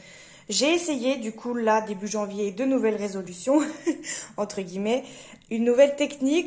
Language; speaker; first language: French; native; French